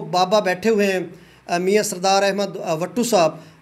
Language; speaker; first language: Urdu; non-native, local second language; Punjabi